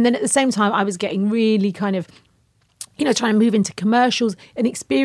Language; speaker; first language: English; native; English